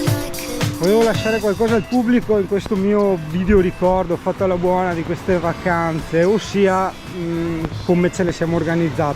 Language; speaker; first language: Italian; native; Italian